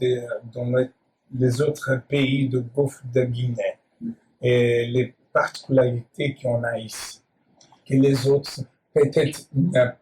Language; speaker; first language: French; non-native, learner; Portuguese